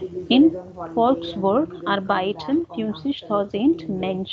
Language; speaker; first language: German; non-native, learner; Hindi